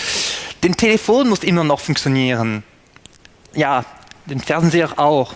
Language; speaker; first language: German; non-native, fluent; French